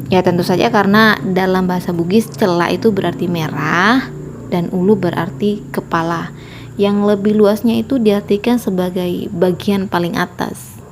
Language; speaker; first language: Indonesian; native; Indonesian